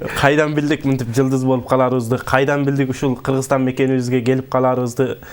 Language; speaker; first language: Kyrgyz; early bilingual, heritage; Kyrgyz